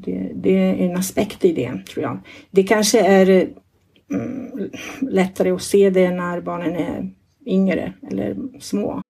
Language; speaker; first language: Swedish; non-native, fluent; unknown